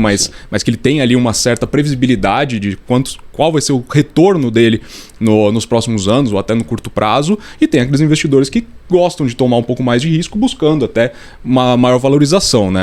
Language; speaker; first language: Portuguese; native; Portuguese